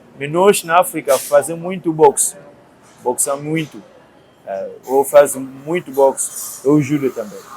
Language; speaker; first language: Portuguese; non-native, learner; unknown